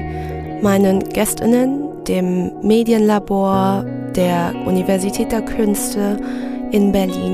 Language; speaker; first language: German; early bilingual, other home language; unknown